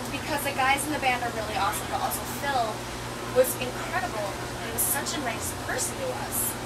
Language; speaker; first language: English; native; English